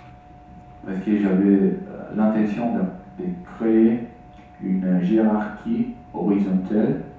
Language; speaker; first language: French; non-native, fluent; Italian